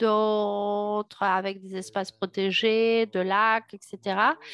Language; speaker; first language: French; non-native, fluent; Spanish